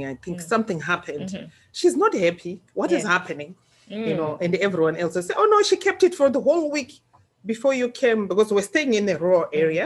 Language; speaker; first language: English; non-native, local second language; Shona